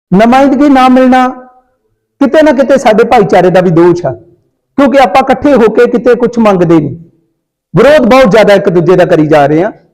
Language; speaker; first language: Punjabi; native; Punjabi